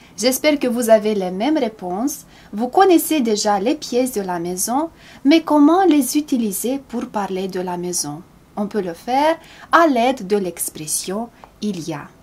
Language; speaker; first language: French; non-native, fluent; Romanian